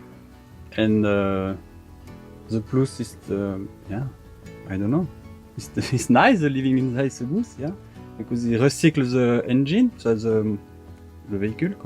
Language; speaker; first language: English; non-native, learner; French